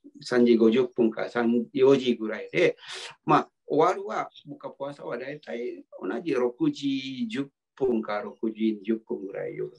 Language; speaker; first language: Japanese; non-native, fluent; Indonesian